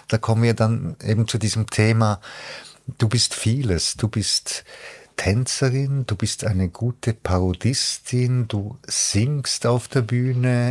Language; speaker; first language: German; native; German